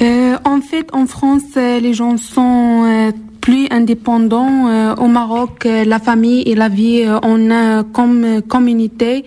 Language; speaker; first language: French; non-native, learner; Arabic